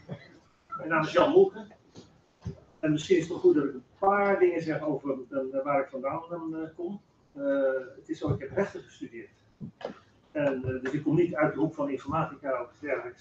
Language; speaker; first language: Dutch; native; Dutch